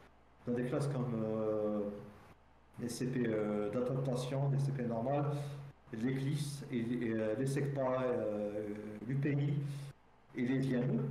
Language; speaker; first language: French; native; French